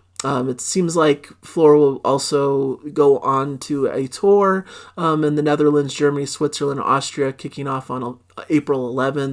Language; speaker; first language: English; native; English